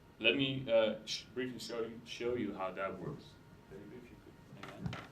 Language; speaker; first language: English; non-native, fluent; Dutch